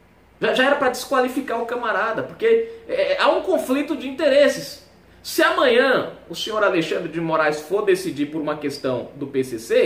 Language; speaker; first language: Portuguese; native; Portuguese